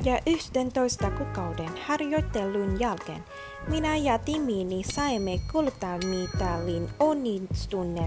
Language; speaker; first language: Finnish; non-native, learner; Vietnamese